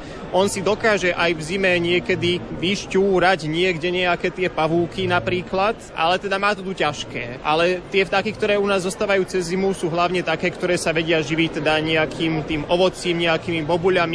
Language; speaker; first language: Slovak; native; Slovak